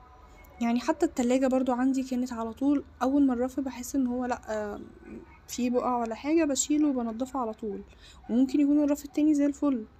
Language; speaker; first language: Arabic; native; Arabic